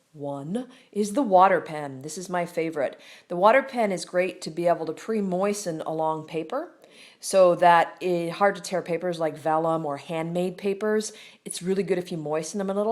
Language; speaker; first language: English; native; English